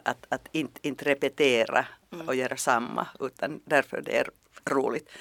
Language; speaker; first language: Swedish; non-native, fluent; Finnish